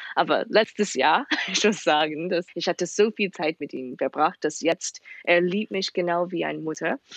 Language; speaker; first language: German; non-native, fluent; Chinese